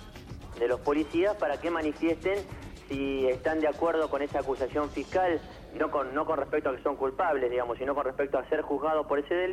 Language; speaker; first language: Spanish; native; Spanish